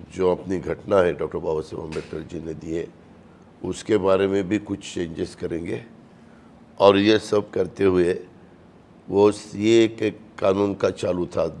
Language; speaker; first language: Hindi; non-native, local second language; Marathi